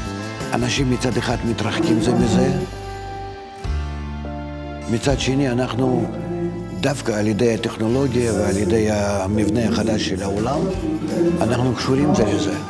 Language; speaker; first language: Hebrew; non-native, fluent; Russian